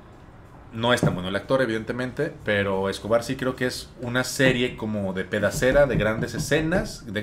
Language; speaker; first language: Spanish; native; Spanish